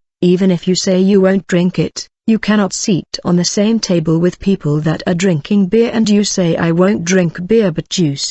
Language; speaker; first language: English; non-native, fluent; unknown